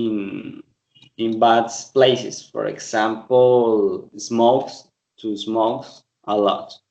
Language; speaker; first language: English; non-native, learner; Spanish